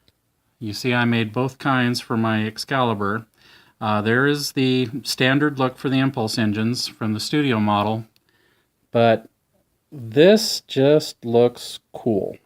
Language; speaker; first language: English; native; English